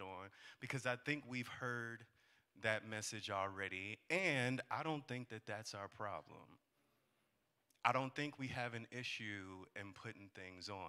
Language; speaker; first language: English; native; English